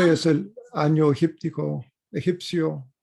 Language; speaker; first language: Spanish; non-native, fluent; English